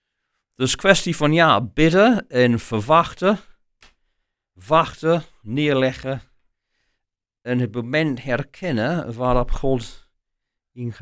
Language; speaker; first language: Dutch; non-native, fluent; English